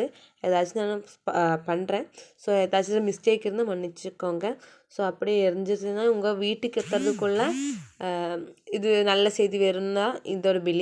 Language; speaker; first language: Tamil; non-native, local second language; Malayalam